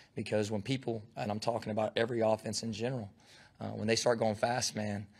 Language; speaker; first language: English; native; English